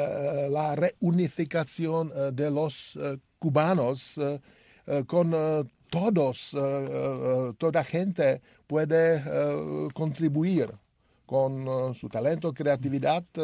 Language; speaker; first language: Spanish; non-native, learner; Czech